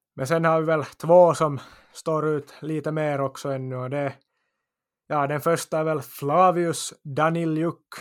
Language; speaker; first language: Swedish; native; Swedish